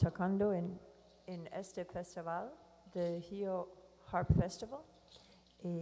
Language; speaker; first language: Portuguese; non-native, learner; English